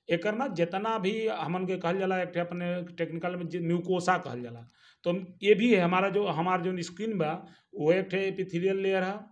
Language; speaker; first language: Hindi; native; Hindi